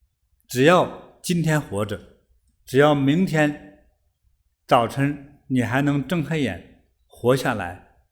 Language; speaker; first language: Chinese; native; Chinese